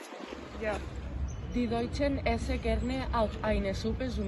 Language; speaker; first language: German; non-native, learner; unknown